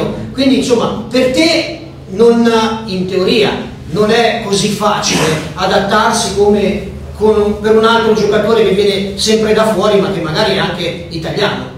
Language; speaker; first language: Italian; native; Italian